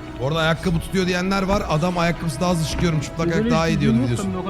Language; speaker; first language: Turkish; native; Turkish